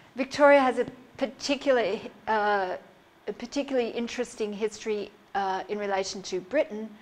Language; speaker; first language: English; native; English